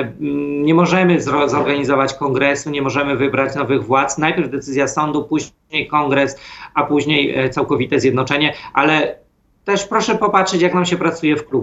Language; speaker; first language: Polish; native; Polish